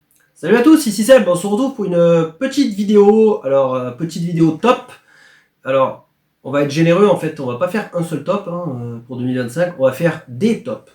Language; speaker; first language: French; native; French